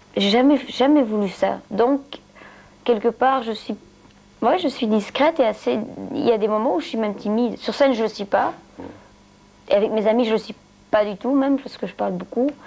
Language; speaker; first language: French; non-native, local second language; Dutch